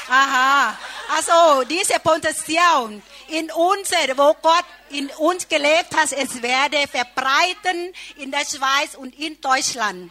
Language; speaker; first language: German; non-native, learner; Thai